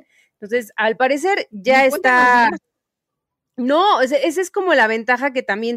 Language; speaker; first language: Spanish; native; Spanish